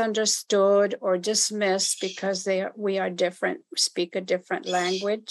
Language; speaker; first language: English; non-native, fluent; Spanish